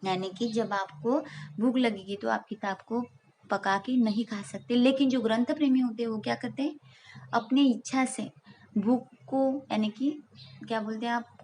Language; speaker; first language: Hindi; non-native, local second language; Marathi